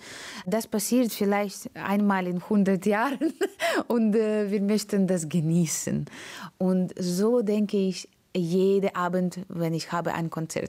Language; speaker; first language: German; non-native, learner; Latvian